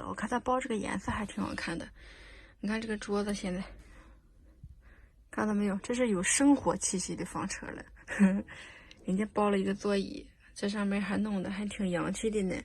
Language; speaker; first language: Chinese; native; Chinese